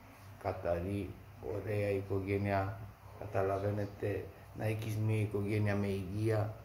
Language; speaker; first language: Greek; non-native, fluent; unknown